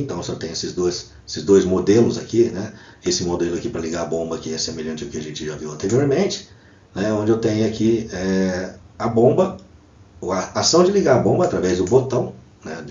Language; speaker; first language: Portuguese; native; Portuguese